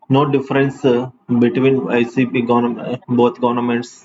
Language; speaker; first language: English; non-native, local second language; Telugu